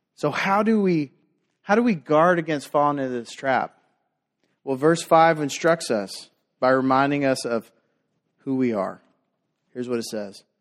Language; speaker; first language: English; native; English